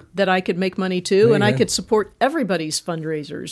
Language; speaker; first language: English; native; English